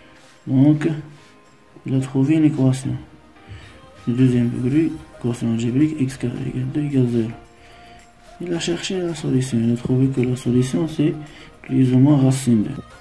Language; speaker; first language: French; non-native, local second language; Arabic